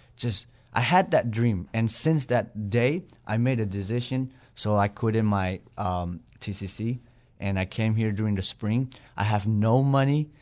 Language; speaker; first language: English; non-native, fluent; Burmese